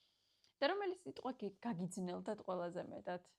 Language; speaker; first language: Georgian; native; Georgian